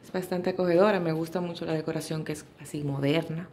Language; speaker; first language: Spanish; native; Spanish